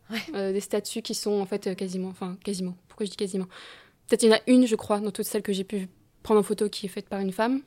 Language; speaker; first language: French; native; French